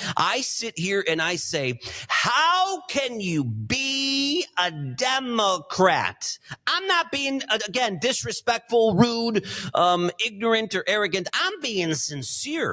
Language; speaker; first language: English; native; English